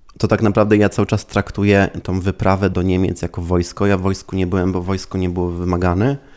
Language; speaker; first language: Polish; early bilingual, heritage; Polish